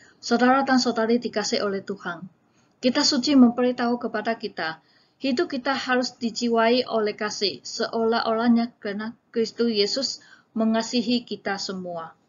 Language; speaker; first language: Malay; non-native, local second language; Chinese